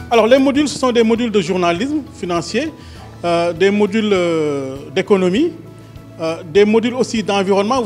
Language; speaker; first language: French; non-native, local second language; Wolof